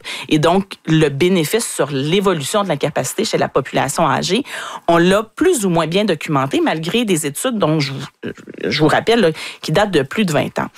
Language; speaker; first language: French; native; French